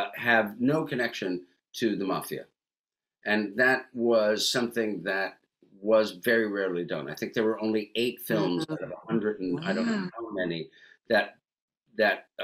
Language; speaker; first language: English; native; English